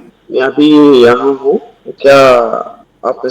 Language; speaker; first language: Hindi; non-native, learner; Telugu